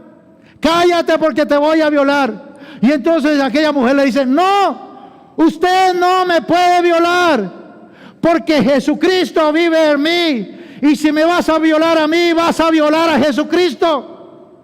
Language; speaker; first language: Spanish; native; Spanish